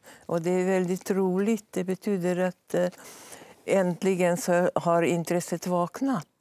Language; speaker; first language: Swedish; non-native, fluent; Hungarian